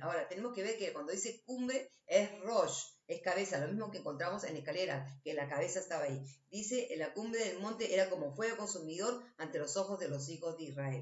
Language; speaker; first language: Spanish; native; Spanish